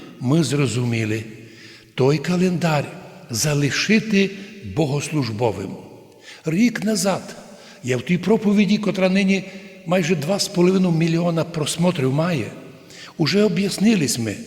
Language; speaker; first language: Ukrainian; native; Ukrainian